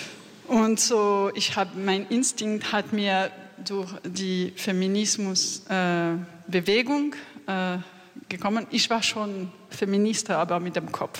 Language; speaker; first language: German; non-native, learner; French